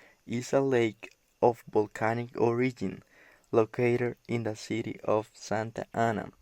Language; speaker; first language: English; non-native, learner; Spanish